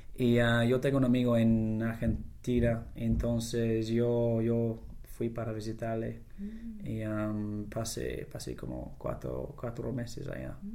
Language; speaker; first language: Spanish; non-native, fluent; English